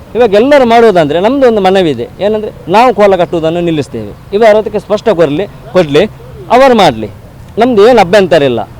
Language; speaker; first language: Kannada; non-native, local second language; Tulu